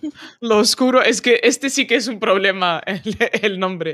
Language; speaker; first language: Spanish; early bilingual, other home language; Arabic